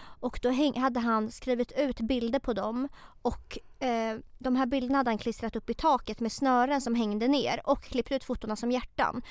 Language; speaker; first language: Swedish; native; Swedish